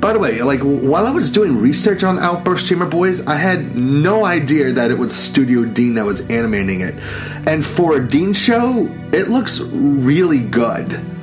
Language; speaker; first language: English; native; English